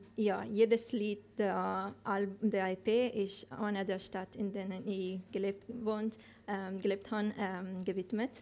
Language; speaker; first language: German; non-native, local second language; Italian